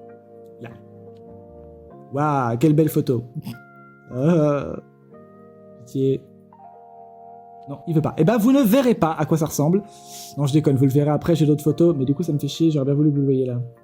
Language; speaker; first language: French; native; French